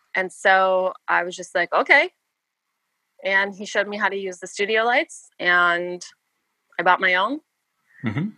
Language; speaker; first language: English; native; English